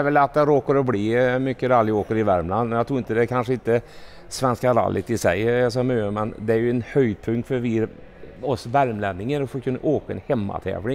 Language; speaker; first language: Swedish; native; Swedish